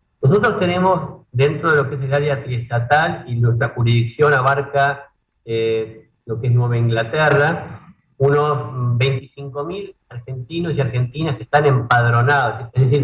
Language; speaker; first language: Spanish; native; Spanish